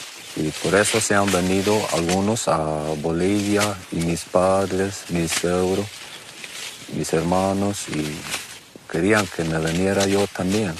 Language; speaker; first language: Spanish; non-native, local second language; Plautdietsch